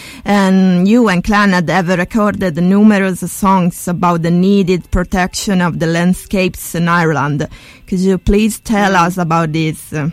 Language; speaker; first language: English; non-native, fluent; Italian